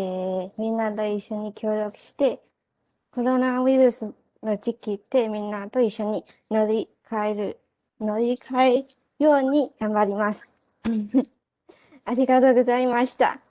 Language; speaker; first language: Japanese; non-native, learner; Chinese